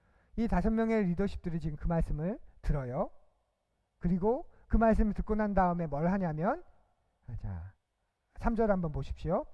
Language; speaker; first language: Korean; native; Korean